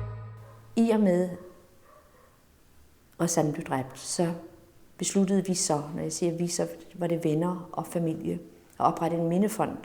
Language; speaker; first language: Danish; native; Danish